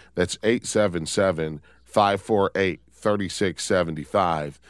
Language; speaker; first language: English; native; English